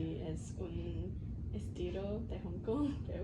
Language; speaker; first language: Spanish; non-native, learner; Cantonese